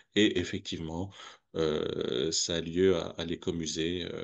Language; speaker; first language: French; native; French